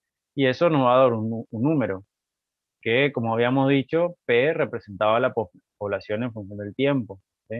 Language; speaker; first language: Spanish; native; Spanish